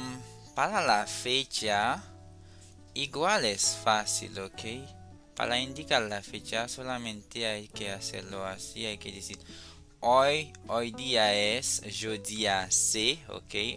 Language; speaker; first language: Spanish; non-native, fluent; Haitian Creole